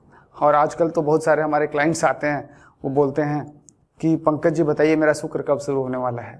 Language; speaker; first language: Hindi; native; Hindi